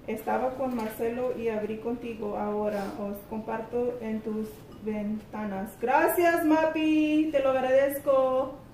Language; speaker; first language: Spanish; early bilingual, heritage; Spanish